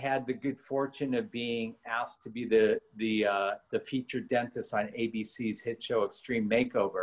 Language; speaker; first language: English; native; English